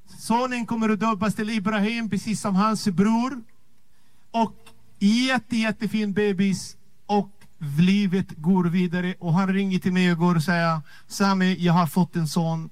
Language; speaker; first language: Swedish; non-native, fluent; Arabic